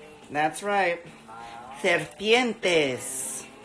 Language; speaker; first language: English; early bilingual, other home language; Spanish